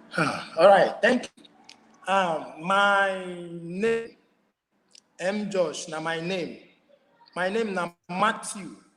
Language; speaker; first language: Nigerian Pidgin; non-native, local second language; Igbo